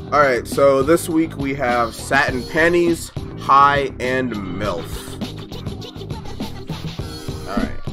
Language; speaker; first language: English; native; English